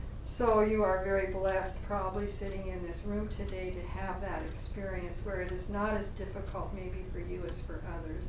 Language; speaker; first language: English; native; English